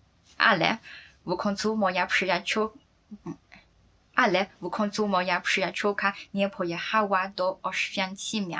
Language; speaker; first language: Polish; non-native, fluent; Chinese